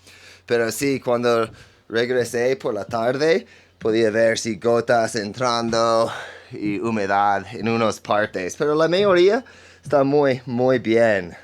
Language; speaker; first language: Spanish; non-native, fluent; English